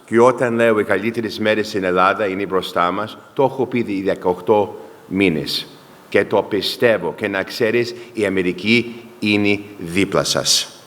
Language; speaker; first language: Greek; early bilingual, heritage; Greek